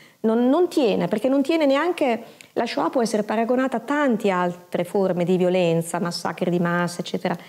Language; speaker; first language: Italian; native; Italian